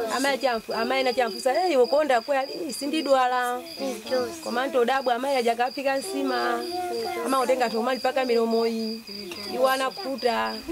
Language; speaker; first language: Nyanja; non-native, local second language; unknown